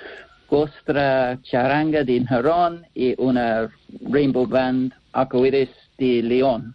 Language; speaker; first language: Spanish; non-native, learner; English